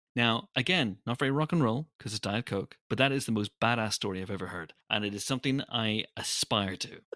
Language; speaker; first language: English; native; English